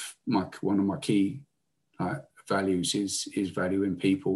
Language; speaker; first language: English; native; English